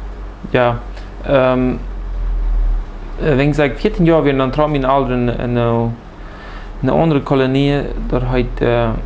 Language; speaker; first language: German; early bilingual, heritage; Plautdietsch